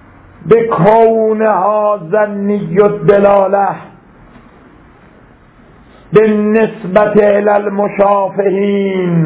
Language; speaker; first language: Persian; native; Persian